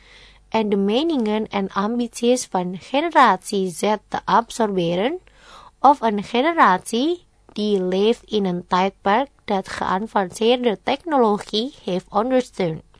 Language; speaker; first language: Dutch; non-native, fluent; Indonesian